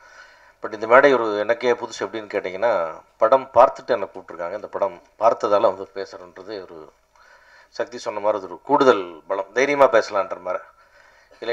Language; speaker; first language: Tamil; native; Tamil